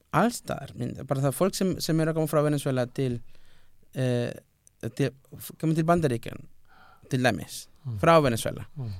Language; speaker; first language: Icelandic; non-native, fluent; Spanish